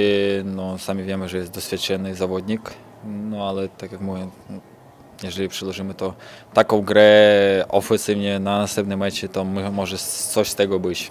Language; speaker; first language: Polish; non-native, fluent; Ukrainian